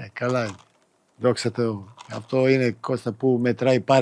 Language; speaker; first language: Greek; non-native, fluent; Serbian